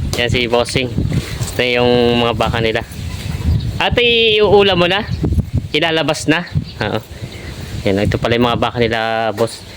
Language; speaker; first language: Filipino; native; Filipino